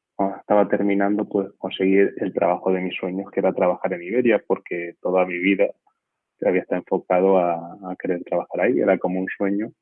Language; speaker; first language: Spanish; native; Spanish